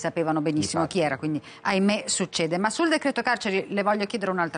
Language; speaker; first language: Italian; native; Italian